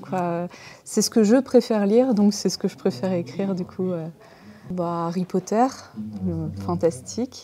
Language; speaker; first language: French; native; French